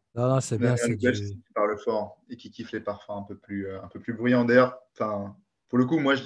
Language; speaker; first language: French; native; French